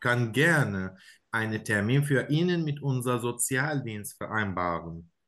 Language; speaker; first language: German; non-native, learner; Arabic